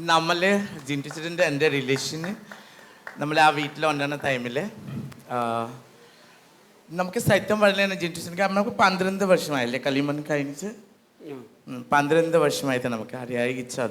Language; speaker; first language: Malayalam; non-native, local second language; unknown